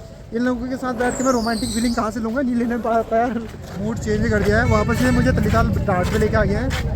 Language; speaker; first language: Hindi; native; Hindi